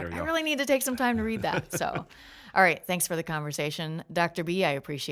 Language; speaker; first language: English; native; English